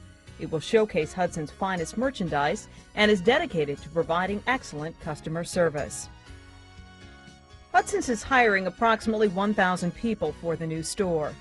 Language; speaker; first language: English; native; English